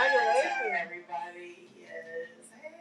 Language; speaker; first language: English; native; English